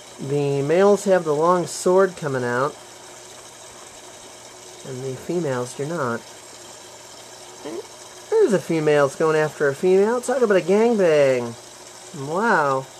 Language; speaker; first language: English; native; English